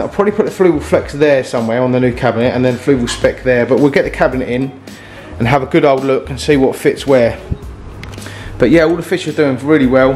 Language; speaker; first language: English; native; English